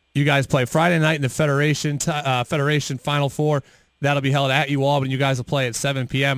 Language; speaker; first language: English; native; English